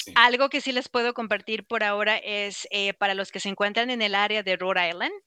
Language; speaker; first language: Spanish; native; Spanish